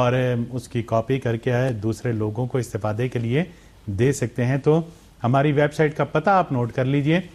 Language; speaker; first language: Urdu; native; Urdu